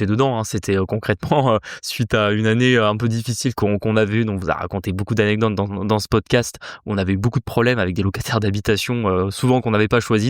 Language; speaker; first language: French; native; French